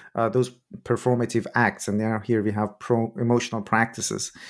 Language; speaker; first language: English; non-native, fluent; Persian